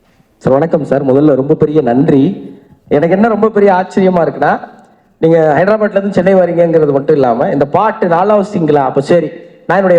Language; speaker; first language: Tamil; native; Tamil